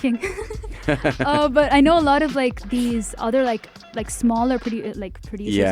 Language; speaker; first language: English; non-native, local second language; Tamil